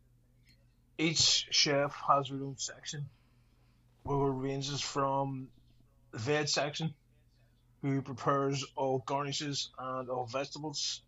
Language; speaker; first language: English; native; English